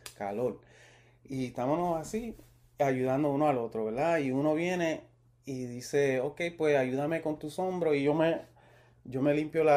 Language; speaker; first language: Spanish; early bilingual, heritage; Spanish